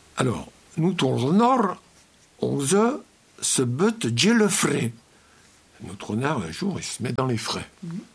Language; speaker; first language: French; native; French